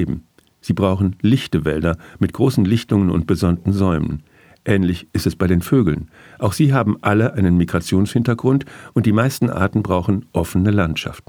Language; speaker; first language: German; native; German